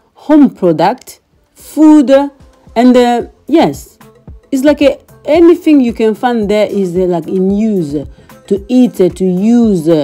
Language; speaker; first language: English; non-native, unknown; Lingala